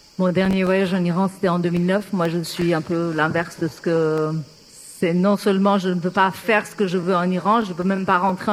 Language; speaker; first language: French; non-native, fluent; Persian